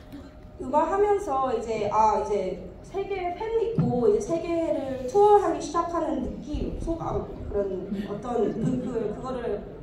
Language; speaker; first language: Korean; early bilingual, heritage; English